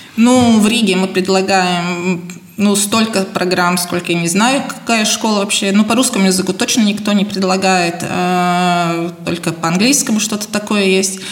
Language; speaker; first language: Russian; non-native, local second language; Latvian